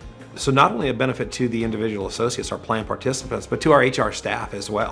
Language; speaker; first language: English; native; English